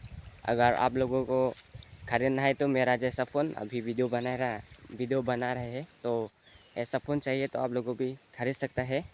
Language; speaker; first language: Hindi; non-native, local second language; Karbi